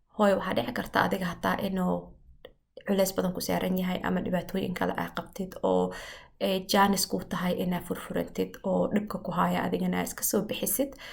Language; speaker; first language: Somali; early bilingual, heritage; Somali